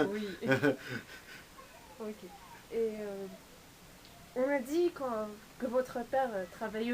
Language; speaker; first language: French; non-native, local second language; Arabic